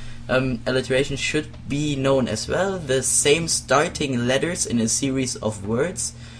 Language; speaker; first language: English; non-native, fluent; German